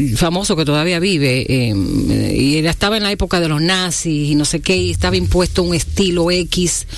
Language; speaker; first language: Spanish; native; Spanish